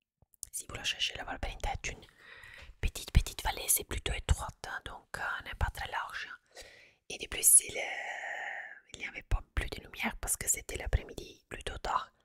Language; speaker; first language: French; non-native, fluent; Italian